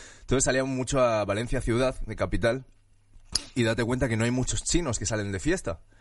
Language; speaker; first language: Spanish; early bilingual, other home language; Chinese